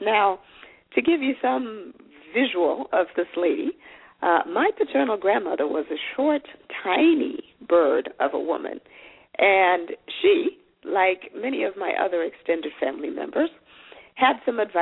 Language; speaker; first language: English; non-native, local second language; Shona